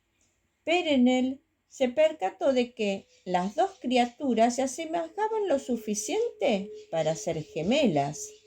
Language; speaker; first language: Spanish; native; Spanish